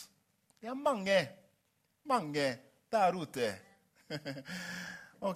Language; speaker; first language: Swedish; non-native, fluent; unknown